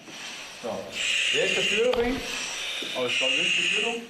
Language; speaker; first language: German; native; German